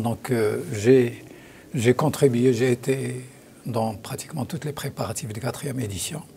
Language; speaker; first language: French; non-native, local second language; Arabic